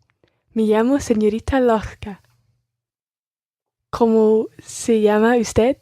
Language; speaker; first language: Spanish; non-native, learner; English